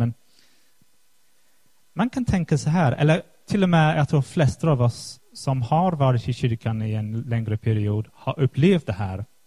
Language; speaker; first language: Swedish; non-native, fluent; English